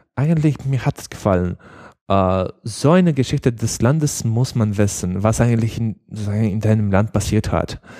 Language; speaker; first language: German; non-native, learner; Ukrainian